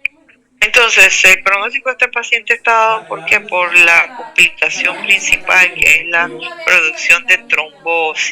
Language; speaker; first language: Spanish; native; Spanish